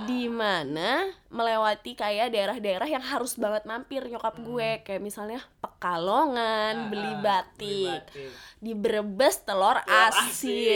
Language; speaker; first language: Indonesian; native; Indonesian